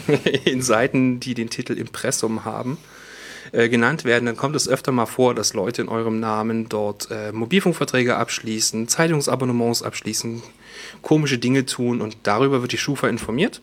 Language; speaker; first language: German; native; German